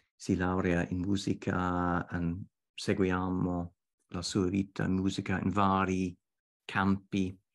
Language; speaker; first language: Italian; non-native, fluent; English